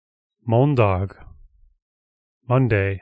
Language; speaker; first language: Swedish; non-native, learner; English